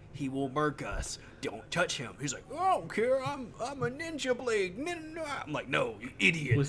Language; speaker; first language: English; native; English